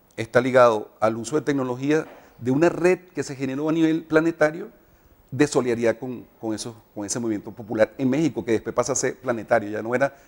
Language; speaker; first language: Spanish; native; Spanish